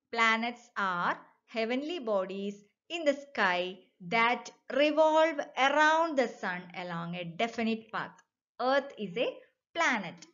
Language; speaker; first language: English; non-native, local second language; Malayalam